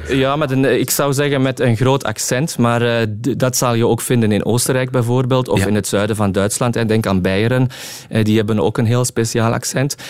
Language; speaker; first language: Dutch; non-native, local second language; German